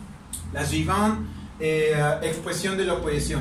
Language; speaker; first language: French; non-native, learner; Spanish